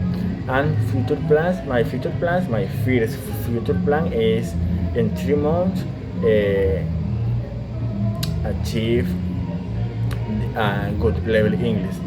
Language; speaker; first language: English; non-native, learner; Spanish